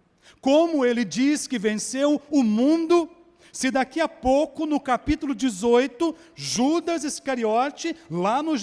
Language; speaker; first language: Portuguese; native; Portuguese